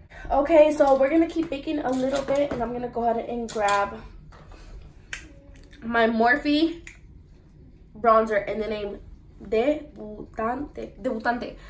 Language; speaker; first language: English; early bilingual, other home language; Spanish